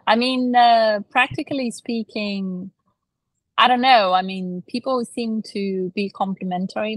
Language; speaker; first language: English; non-native, fluent; Russian